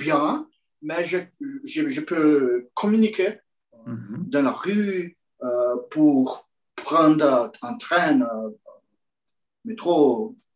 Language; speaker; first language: French; non-native, learner; Portuguese